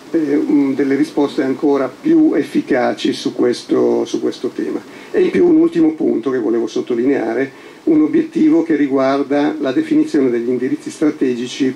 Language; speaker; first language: Italian; native; Italian